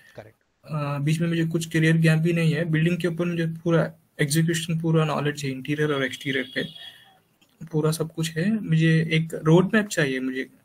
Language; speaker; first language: Hindi; native; Hindi